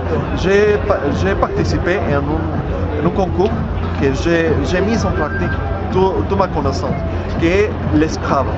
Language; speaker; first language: French; non-native, learner; Spanish